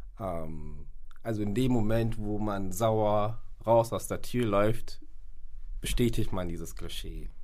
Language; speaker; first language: German; early bilingual, other home language; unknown